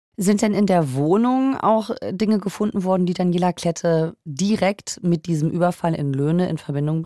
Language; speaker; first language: German; native; German